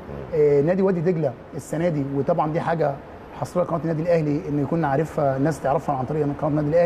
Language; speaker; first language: Arabic; native; Arabic